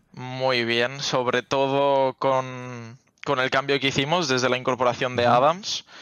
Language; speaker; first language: Spanish; native; Spanish